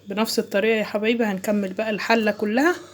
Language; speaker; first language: Arabic; native; Arabic